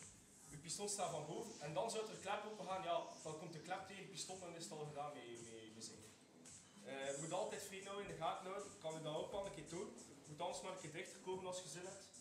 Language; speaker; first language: Dutch; native; Dutch